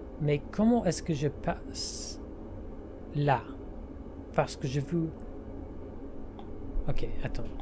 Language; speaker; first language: French; non-native, learner; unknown